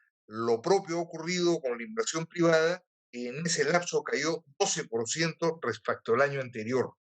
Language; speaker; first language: Spanish; native; Spanish